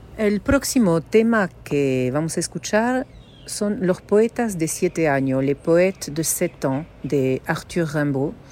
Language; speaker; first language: Spanish; non-native, fluent; French